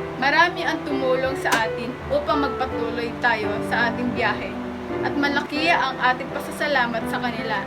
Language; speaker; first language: Filipino; native; Filipino